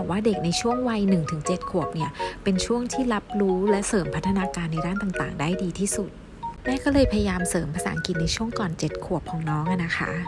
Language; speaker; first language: Thai; native; Thai